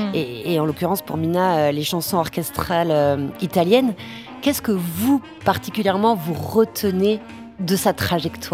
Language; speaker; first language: French; native; French